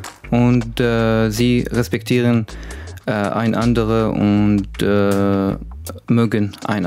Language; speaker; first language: German; non-native, learner; Arabic